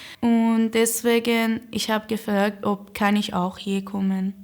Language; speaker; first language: German; non-native, learner; Persian